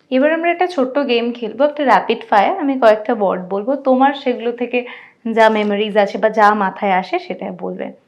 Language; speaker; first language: Bangla; native; Bangla